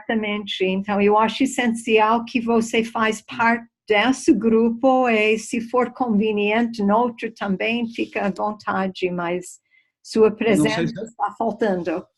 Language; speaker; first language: Portuguese; non-native, fluent; English